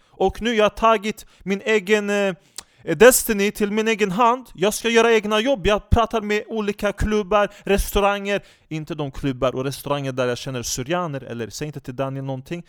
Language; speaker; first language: Swedish; non-native, fluent; Turkish